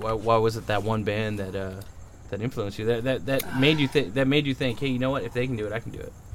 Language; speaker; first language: English; early bilingual, other home language; Spanish